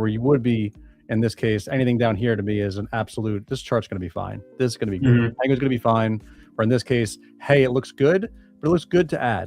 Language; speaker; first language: English; native; English